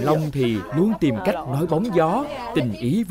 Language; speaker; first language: Vietnamese; native; Vietnamese